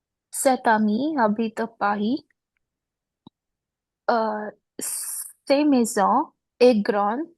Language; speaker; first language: French; non-native, learner; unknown